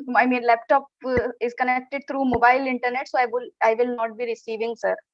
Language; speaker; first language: English; non-native, local second language; Hindi